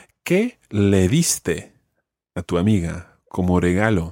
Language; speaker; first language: Spanish; non-native, fluent; English